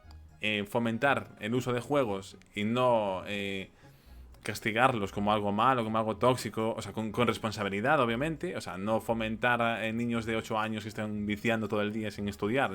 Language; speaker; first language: Spanish; native; Spanish